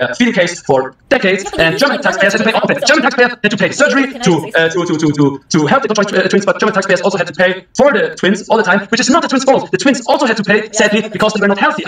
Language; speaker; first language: English; early bilingual, other home language; German